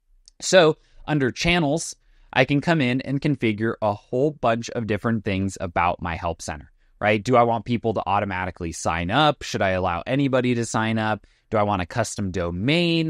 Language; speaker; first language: English; native; English